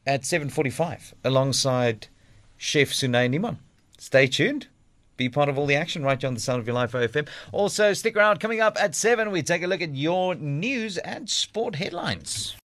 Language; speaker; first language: English; non-native, local second language; Afrikaans